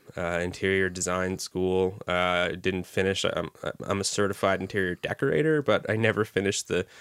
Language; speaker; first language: English; native; English